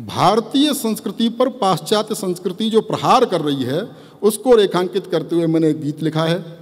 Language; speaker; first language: Hindi; native; Hindi